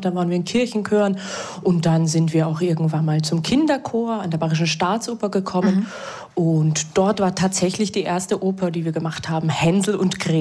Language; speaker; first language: German; native; German